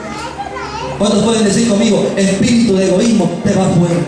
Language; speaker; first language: Spanish; native; Spanish